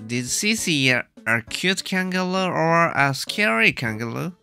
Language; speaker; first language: English; non-native, learner; Japanese